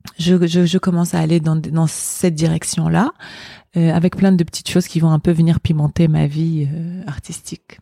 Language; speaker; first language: French; non-native, local second language; Arabic